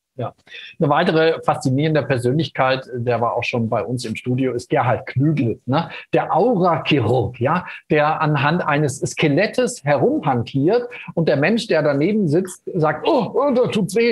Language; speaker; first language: German; native; German